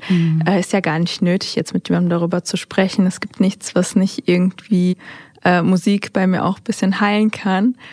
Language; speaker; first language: German; early bilingual, other home language; Turkish